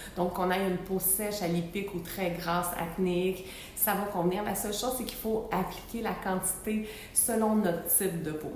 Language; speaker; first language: French; native; French